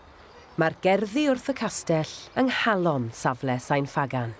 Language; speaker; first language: Welsh; native; Welsh